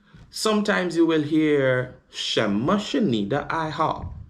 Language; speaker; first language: Chinese; non-native, learner; English